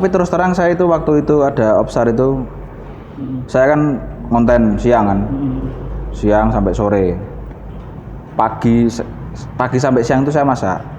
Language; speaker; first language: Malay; non-native, local second language; Javanese